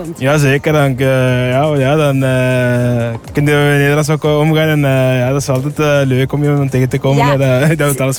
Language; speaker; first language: Dutch; early bilingual, other home language; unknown